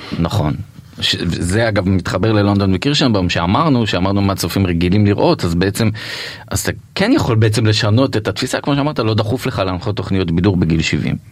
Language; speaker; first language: Hebrew; native; Hebrew